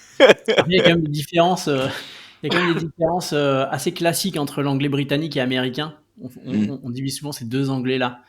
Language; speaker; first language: French; native; French